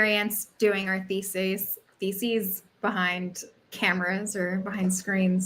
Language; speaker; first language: English; native; English